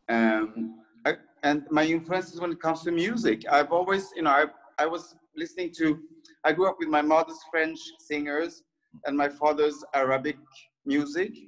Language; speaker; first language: English; early bilingual, other home language; French